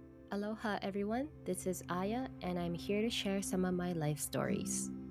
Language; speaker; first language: English; early bilingual, other home language; Japanese